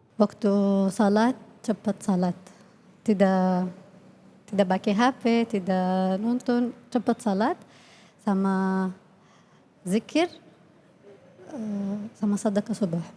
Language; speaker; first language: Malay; non-native, learner; Arabic